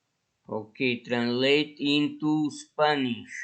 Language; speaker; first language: English; non-native, fluent; Spanish